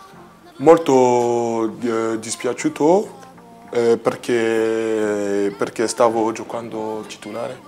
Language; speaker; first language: Italian; non-native, learner; French